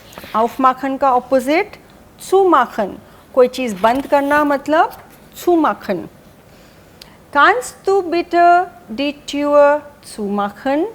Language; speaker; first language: German; non-native, fluent; Hindi